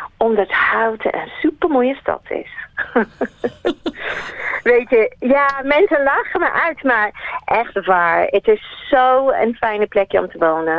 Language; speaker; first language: Dutch; non-native, fluent; English